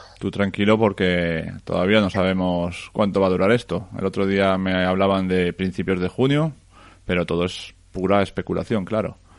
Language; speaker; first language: Spanish; native; Spanish